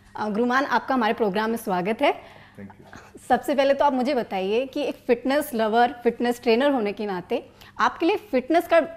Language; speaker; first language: Hindi; native; Hindi